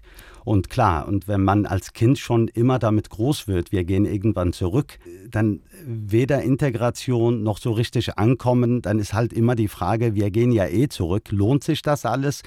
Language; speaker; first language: German; early bilingual, other home language; Turkish